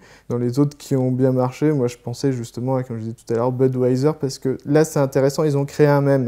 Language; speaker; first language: French; native; French